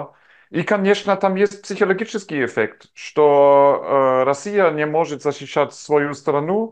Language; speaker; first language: Russian; non-native, fluent; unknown